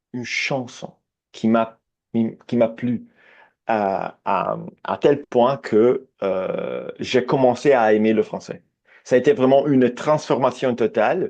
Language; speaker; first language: French; non-native, fluent; Italian